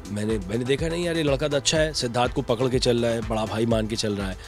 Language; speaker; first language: Hindi; native; Hindi